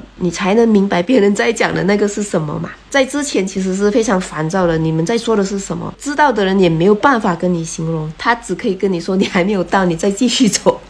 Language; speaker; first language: Chinese; non-native, local second language; Min Nan Chinese